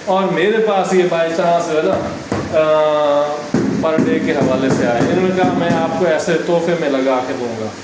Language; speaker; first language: Urdu; non-native, local second language; Saraiki